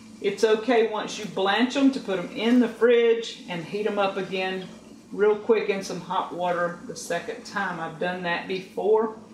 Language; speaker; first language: English; native; English